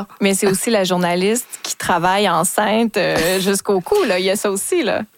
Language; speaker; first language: French; native; French